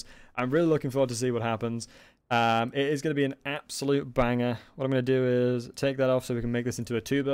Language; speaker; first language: English; native; English